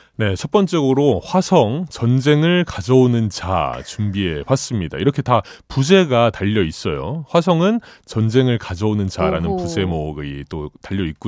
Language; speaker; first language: Korean; native; Korean